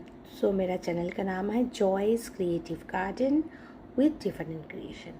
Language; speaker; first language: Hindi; non-native, local second language; Bangla